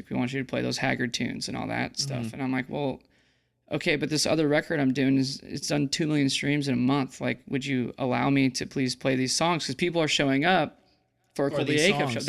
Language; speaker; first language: English; native; English